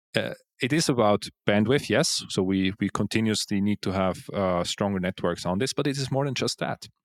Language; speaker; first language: English; non-native, fluent; Swiss German